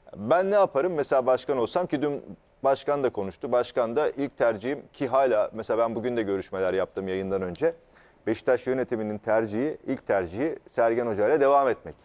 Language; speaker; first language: Turkish; native; Turkish